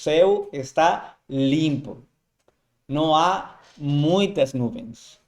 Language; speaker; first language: Portuguese; non-native, fluent; Spanish